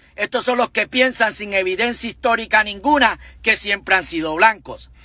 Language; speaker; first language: English; non-native, fluent; Spanish